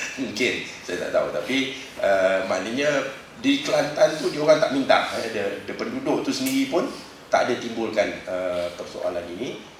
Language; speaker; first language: Malay; native; Malay